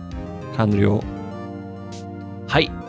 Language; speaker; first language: Japanese; non-native, learner; English